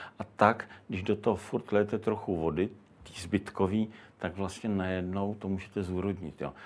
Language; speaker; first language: Czech; native; Czech